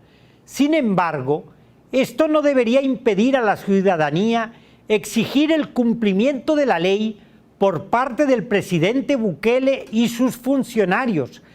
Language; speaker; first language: Spanish; native; Spanish